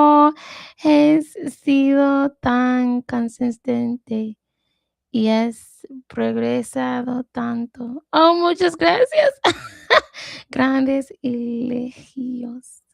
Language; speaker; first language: Spanish; non-native, learner; English